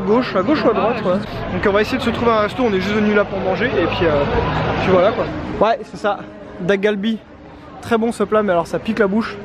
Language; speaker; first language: French; native; French